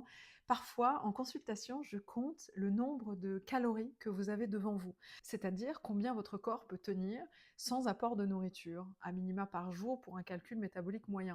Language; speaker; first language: French; native; French